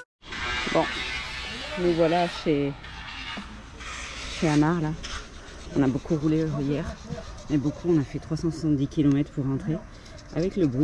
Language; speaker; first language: French; native; French